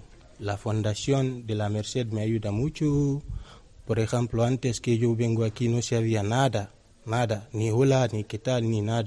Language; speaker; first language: Spanish; non-native, learner; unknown